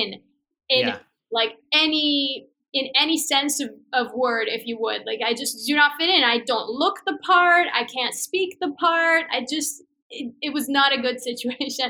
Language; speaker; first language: English; non-native, fluent; Persian